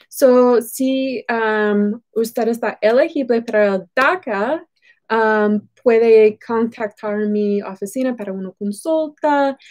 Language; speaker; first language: Spanish; non-native, fluent; English